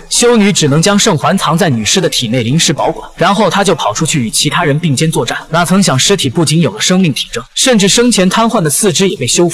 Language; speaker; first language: Chinese; native; Chinese